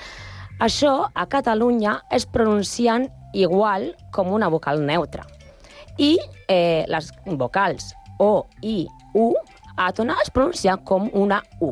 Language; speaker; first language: Catalan; non-native, learner; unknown